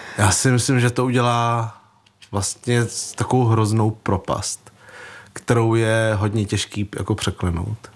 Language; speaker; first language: Czech; early bilingual, other home language; Vietnamese